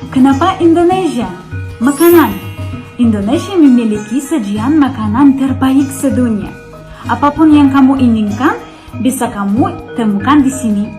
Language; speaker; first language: Indonesian; non-native, fluent; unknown